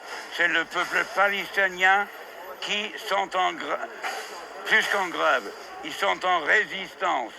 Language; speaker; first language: French; non-native, fluent; English